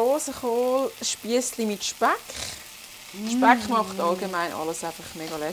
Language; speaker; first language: German; native; German